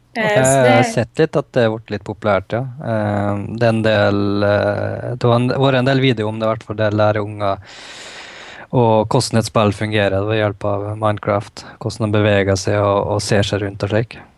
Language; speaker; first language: Norwegian; native; Norwegian